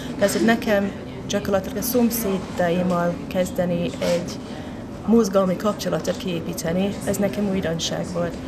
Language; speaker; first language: Hungarian; non-native, fluent; English